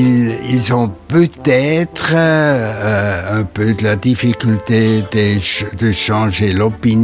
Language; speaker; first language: French; non-native, local second language; German